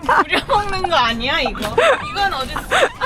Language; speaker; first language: Korean; native; Korean